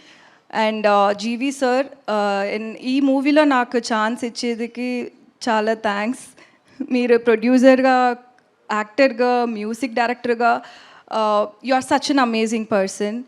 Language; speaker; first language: Telugu; non-native, learner; Tamil